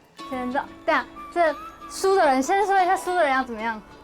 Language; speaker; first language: Chinese; native; Chinese